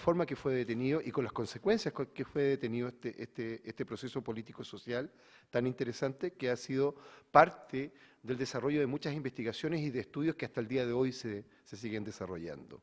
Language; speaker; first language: Spanish; native; Spanish